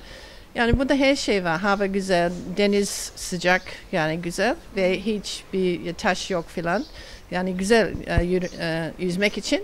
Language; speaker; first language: Turkish; non-native, fluent; English